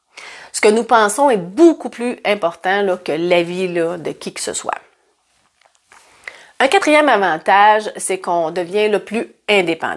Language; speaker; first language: French; native; French